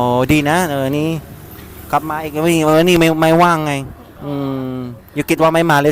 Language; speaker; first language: Thai; non-native, fluent; Filipino